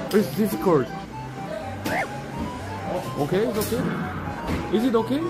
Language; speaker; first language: English; non-native, learner; Korean